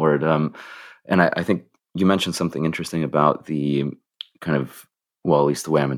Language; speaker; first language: English; native; English